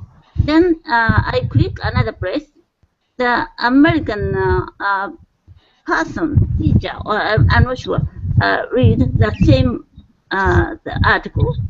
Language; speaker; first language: English; non-native, learner; Japanese